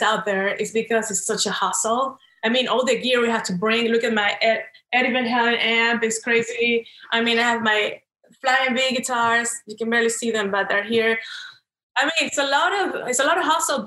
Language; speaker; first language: English; non-native, fluent; Spanish